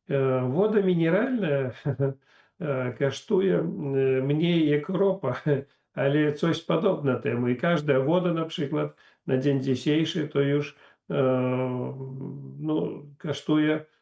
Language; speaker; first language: Polish; non-native, learner; Russian